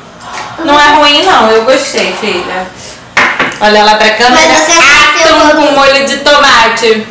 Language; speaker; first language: Portuguese; native; Portuguese